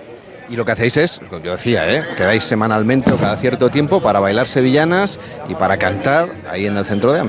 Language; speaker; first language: Spanish; native; Spanish